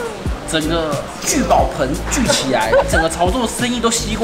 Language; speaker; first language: Chinese; native; Chinese